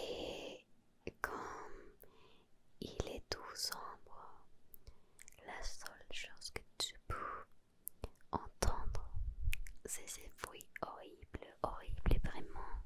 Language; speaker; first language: French; non-native, learner; Spanish